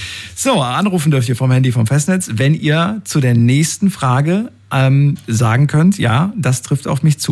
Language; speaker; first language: German; native; German